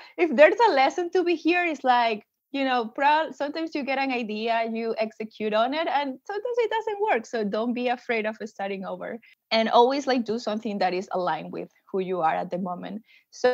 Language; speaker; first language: English; non-native, fluent; Spanish